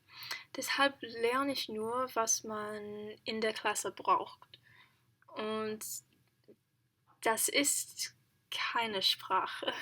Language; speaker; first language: German; non-native, learner; English